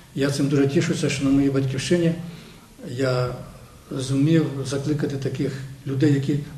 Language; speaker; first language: Ukrainian; native; Ukrainian